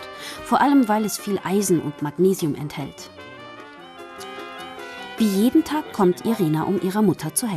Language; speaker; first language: German; native; German